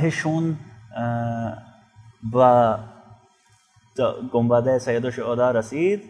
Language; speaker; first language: Persian; non-native, fluent; Urdu